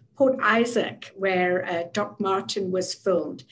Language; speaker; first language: English; native; English